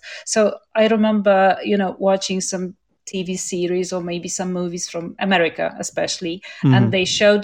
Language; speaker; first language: English; non-native, fluent; Polish